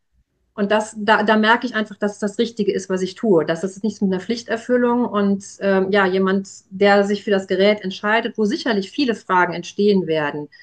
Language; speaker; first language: German; native; German